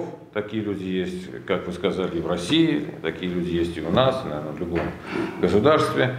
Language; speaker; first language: Russian; non-native, local second language; Armenian